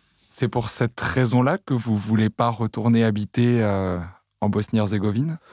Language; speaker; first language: French; native; French